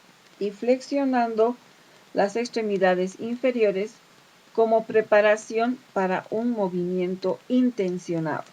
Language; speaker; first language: Spanish; native; Spanish